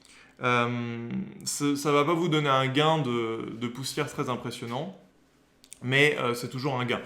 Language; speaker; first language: French; native; French